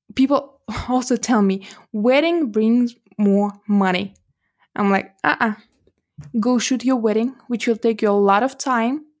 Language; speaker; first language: English; non-native, fluent; Russian